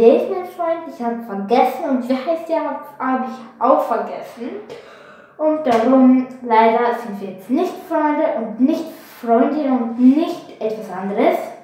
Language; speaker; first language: German; non-native, learner; Bulgarian